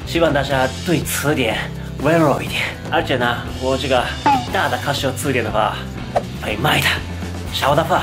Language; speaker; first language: Chinese; non-native, fluent; Japanese